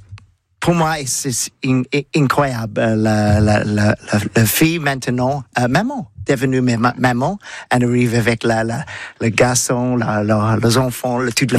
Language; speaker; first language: French; non-native, learner; English